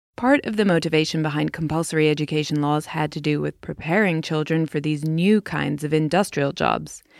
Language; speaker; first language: English; native; English